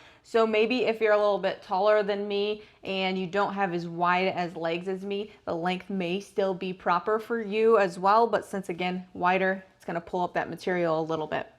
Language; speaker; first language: English; native; English